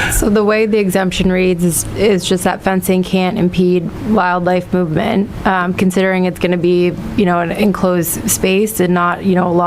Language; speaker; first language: English; native; English